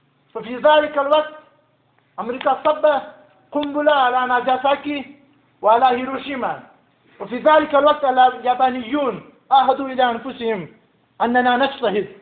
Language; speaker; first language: Arabic; non-native, learner; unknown